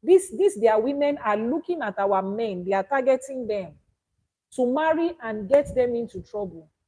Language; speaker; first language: English; non-native, local second language; Yoruba